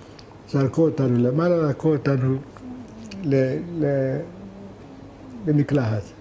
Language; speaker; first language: Hebrew; non-native, fluent; Hungarian